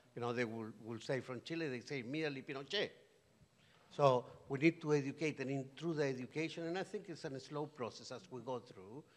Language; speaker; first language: English; non-native, fluent; Spanish